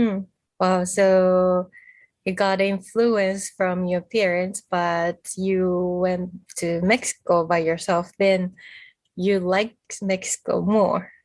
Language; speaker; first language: English; non-native, fluent; Japanese